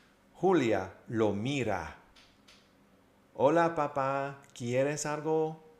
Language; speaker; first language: Spanish; non-native, fluent; English